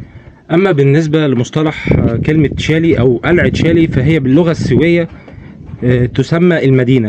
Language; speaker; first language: Arabic; native; Arabic